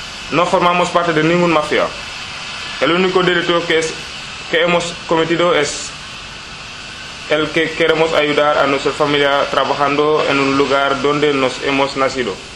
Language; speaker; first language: Spanish; non-native, learner; Wolof